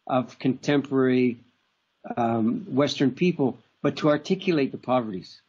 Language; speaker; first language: English; native; English